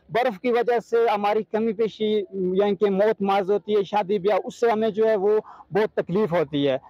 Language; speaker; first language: Urdu; native; Urdu